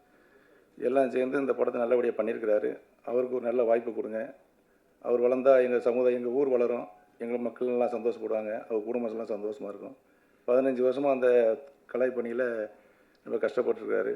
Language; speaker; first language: Tamil; native; Tamil